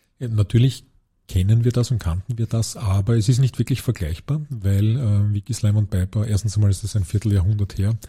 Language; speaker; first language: German; native; German